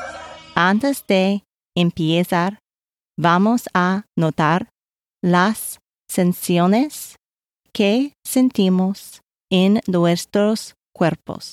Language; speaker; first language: Spanish; non-native, learner; English